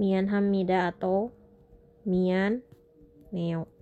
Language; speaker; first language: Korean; non-native, fluent; Indonesian